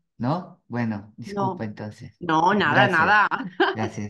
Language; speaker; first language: Spanish; non-native, learner; Portuguese